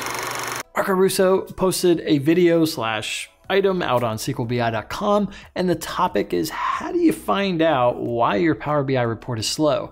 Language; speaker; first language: English; native; English